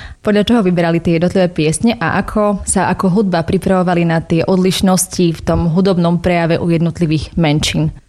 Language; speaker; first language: Slovak; native; Slovak